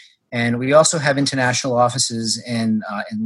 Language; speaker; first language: English; native; English